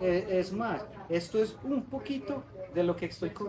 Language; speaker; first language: Spanish; native; Spanish